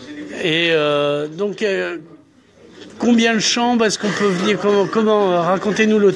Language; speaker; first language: French; native; French